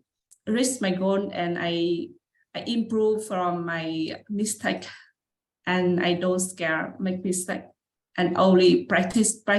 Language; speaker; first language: English; non-native, learner; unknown